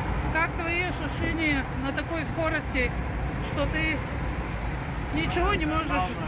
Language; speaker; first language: Russian; non-native, local second language; Latvian